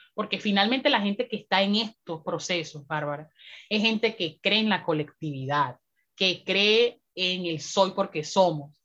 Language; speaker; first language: Spanish; native; Spanish